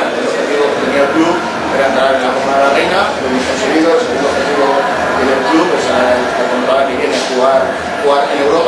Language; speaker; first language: Spanish; native; Spanish